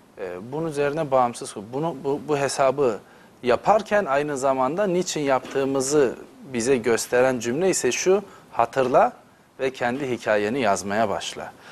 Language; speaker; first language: Turkish; native; Turkish